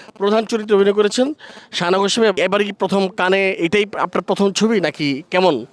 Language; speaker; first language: Bangla; native; Bangla